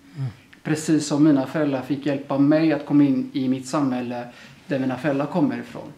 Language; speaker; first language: Swedish; early bilingual, other home language; Somali